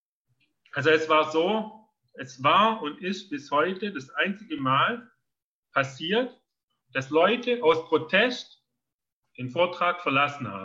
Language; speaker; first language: German; native; German